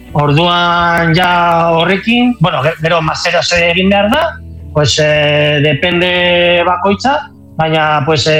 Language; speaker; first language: Basque; non-native, local second language; Spanish